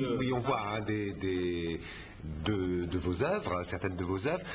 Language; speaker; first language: French; native; French